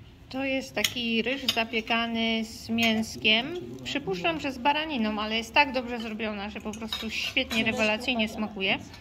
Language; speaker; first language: Polish; native; Polish